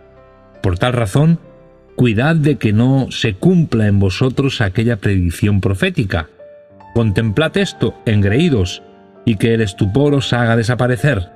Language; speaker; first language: Spanish; native; Spanish